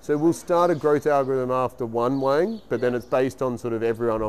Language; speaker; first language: English; native; English